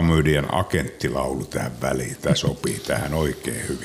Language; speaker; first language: Finnish; native; Finnish